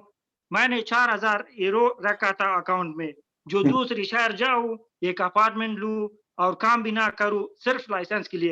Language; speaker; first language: Hindi; non-native, learner; Pashto